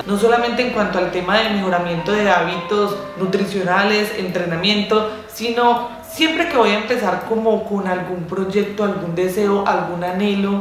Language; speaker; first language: Spanish; native; Spanish